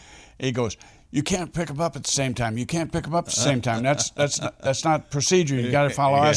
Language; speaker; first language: English; native; English